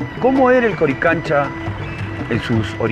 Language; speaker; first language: Spanish; native; Spanish